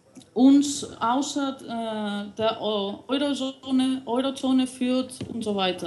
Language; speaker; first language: German; non-native, fluent; Greek